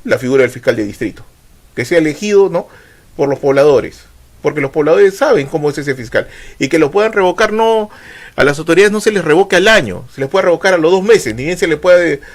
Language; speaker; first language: Spanish; native; Spanish